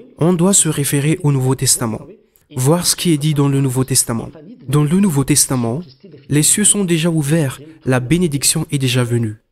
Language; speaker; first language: French; non-native, local second language; Malagasy